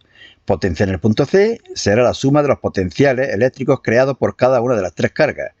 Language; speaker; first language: Spanish; native; Spanish